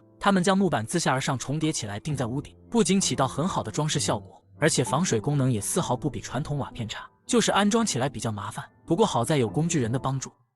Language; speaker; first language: Chinese; native; Chinese